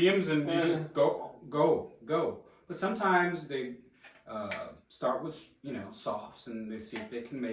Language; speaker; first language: English; native; English